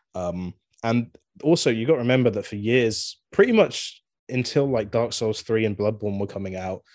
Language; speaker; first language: English; native; English